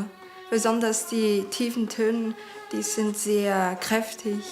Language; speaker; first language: German; early bilingual, other home language; Chinese